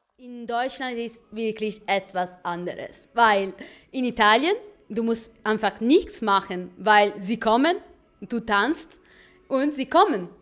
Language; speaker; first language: German; non-native, learner; Italian